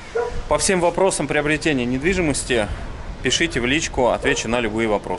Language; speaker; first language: Russian; native; Russian